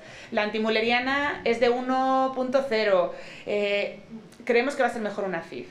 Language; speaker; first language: Spanish; native; Spanish